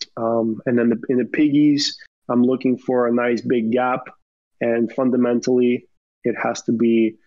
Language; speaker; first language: English; early bilingual, other home language; Romanian